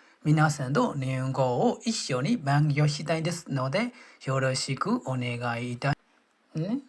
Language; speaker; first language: Japanese; non-native, fluent; Burmese